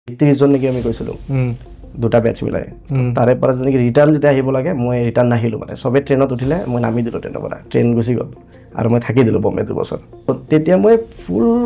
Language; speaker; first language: Assamese; non-native, local second language; Bangla